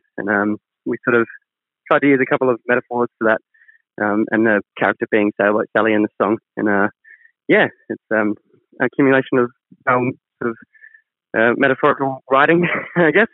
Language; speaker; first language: English; native; English